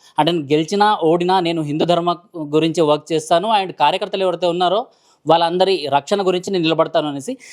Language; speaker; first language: Telugu; native; Telugu